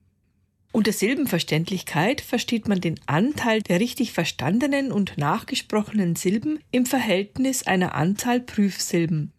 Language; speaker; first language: German; native; German